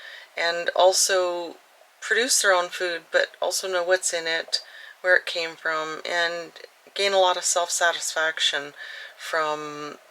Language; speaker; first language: English; native; English